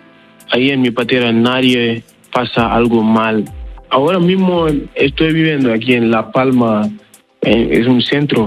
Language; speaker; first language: Spanish; non-native, learner; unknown